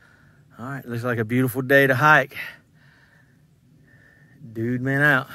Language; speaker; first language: English; native; English